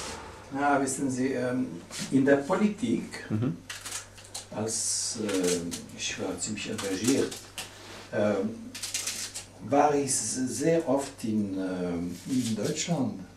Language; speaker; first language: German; non-native, local second language; French